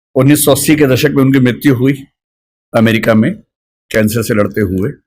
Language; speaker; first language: Hindi; native; Hindi